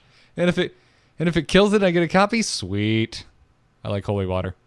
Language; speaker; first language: English; native; English